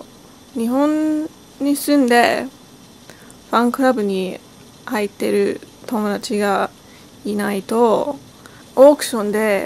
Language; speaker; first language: Japanese; non-native, learner; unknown